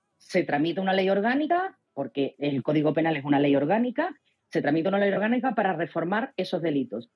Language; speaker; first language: Spanish; native; Spanish